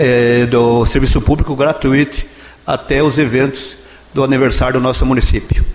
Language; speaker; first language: Portuguese; native; Portuguese